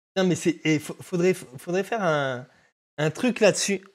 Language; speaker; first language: French; native; French